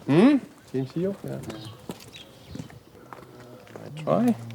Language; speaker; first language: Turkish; non-native, learner; Dutch